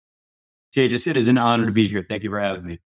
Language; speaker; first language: English; native; English